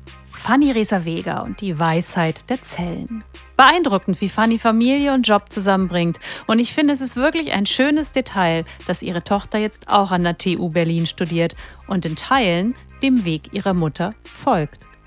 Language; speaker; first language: German; native; German